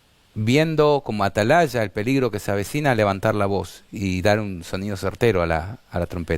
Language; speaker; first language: Spanish; native; Spanish